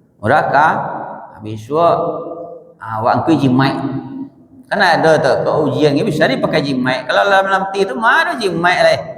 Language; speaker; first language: Malay; non-native, local second language; Minangkabau